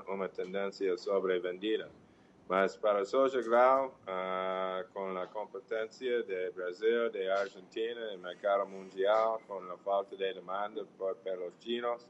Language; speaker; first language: Spanish; non-native, fluent; English